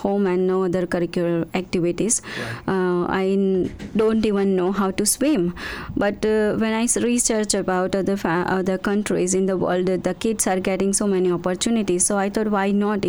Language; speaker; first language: English; non-native, local second language; Gujarati